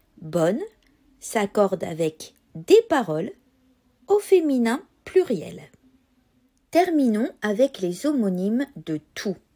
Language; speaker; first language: French; native; French